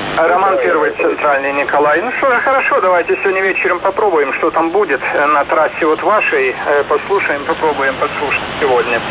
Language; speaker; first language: Russian; native; Russian